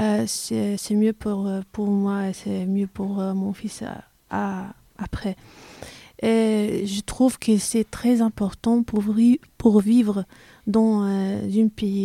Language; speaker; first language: French; non-native, learner; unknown